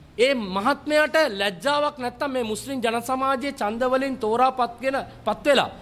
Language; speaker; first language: Sinhala; non-native, local second language; Tamil